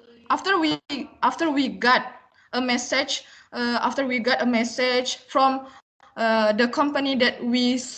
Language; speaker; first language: English; non-native, learner; Indonesian